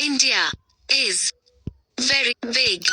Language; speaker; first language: English; non-native, learner; Hindi